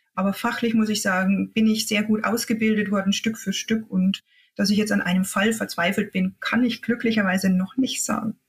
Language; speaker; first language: German; native; German